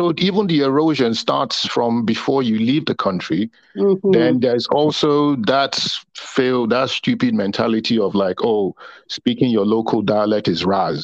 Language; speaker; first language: English; non-native, local second language; Yoruba